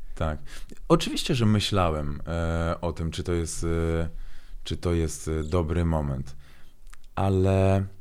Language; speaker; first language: Polish; non-native, fluent; Azerbaijani